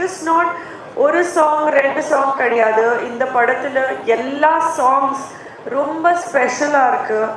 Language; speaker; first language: Tamil; non-native, fluent; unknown